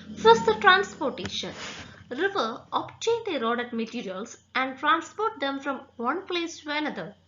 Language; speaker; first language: English; non-native, local second language; Malayalam